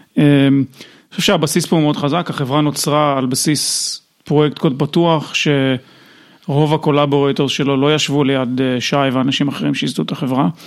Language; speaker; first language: Hebrew; native; Hebrew